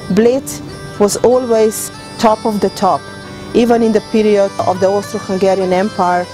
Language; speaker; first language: English; non-native, fluent; Slovenian